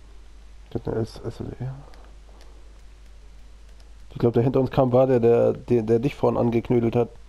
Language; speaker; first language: German; native; German